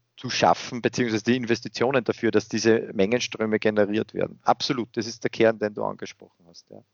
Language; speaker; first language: German; native; German